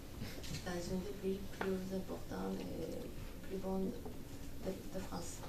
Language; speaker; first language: French; non-native, fluent; Armenian